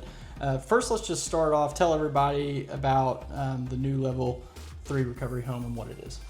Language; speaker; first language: English; native; English